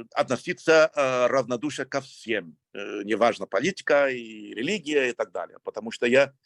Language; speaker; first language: Russian; non-native, fluent; English